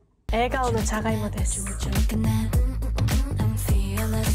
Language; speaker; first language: Korean; non-native, fluent; Japanese